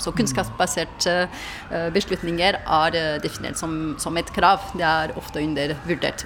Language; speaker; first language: Norwegian; non-native, fluent; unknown